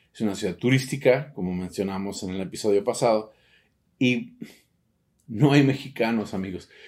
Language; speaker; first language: Spanish; early bilingual, heritage; Spanish